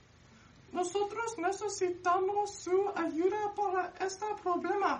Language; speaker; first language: Spanish; non-native, learner; English